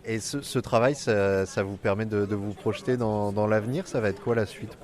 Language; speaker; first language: French; native; French